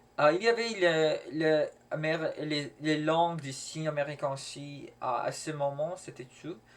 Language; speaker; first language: French; non-native, learner; English